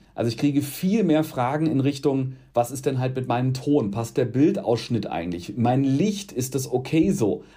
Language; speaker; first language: German; native; German